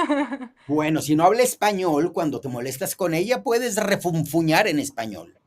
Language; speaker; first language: Spanish; native; Spanish